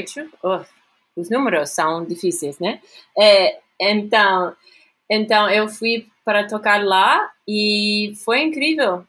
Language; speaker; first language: Portuguese; non-native, fluent; English